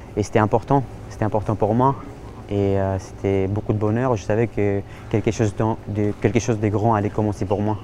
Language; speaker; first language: French; early bilingual, other home language; Georgian